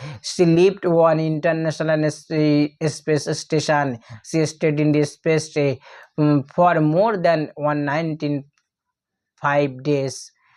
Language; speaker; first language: English; non-native, local second language; Bangla